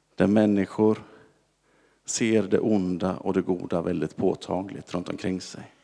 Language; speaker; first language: Swedish; native; Swedish